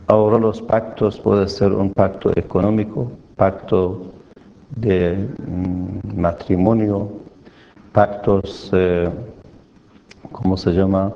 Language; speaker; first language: Spanish; non-native, fluent; Persian